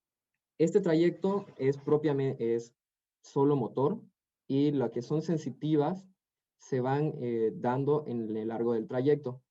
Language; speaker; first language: Spanish; native; Spanish